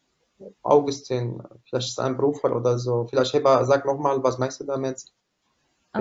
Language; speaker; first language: German; non-native, fluent; Arabic